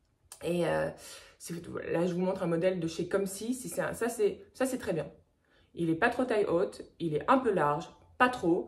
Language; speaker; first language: French; native; French